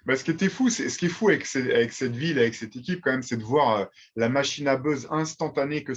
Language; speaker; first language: French; native; French